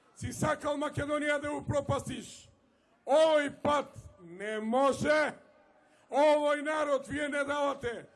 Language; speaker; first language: Macedonian; non-native, local second language; Romany